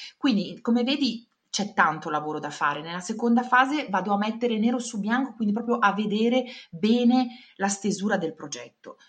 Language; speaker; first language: Italian; native; Italian